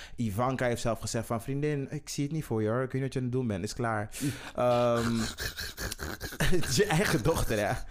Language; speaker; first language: Dutch; native; Dutch